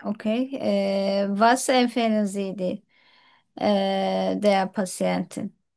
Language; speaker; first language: German; non-native, learner; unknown